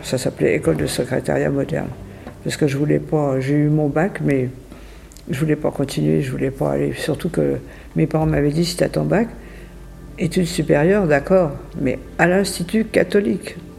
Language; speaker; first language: French; native; French